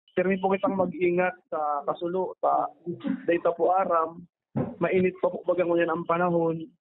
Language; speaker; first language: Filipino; non-native, local second language; Bikol